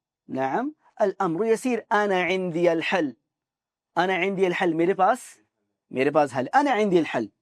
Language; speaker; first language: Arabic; non-native, fluent; Urdu